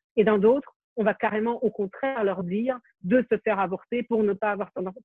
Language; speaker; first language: French; non-native, fluent; Ukrainian